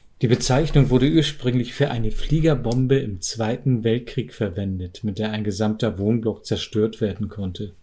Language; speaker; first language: German; native; German